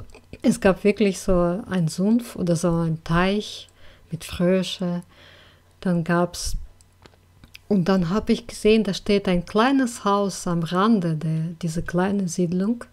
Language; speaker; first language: German; non-native, fluent; Russian